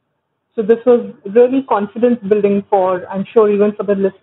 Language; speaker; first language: English; non-native, local second language; Hindi